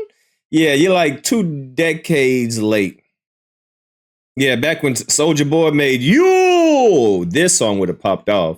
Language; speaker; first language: English; native; English